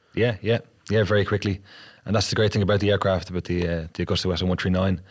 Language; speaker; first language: English; native; English